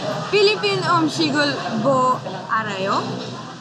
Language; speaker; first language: Korean; non-native, learner; Filipino